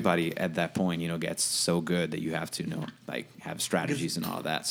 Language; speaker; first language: English; non-native, fluent; Italian